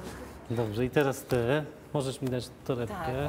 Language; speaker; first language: Polish; native; Polish